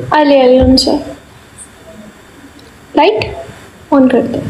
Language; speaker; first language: Nepali; non-native, learner; Hindi